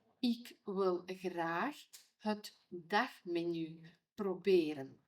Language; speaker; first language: Dutch; non-native, fluent; Ukrainian